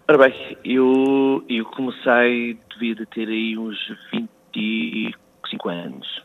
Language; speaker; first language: Portuguese; native; Portuguese